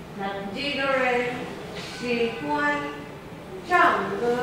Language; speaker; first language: Chinese; non-native, learner; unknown